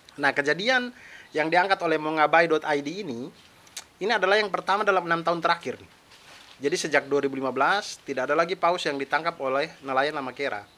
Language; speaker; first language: Indonesian; non-native, local second language; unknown